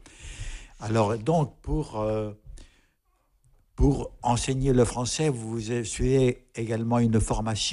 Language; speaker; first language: French; native; French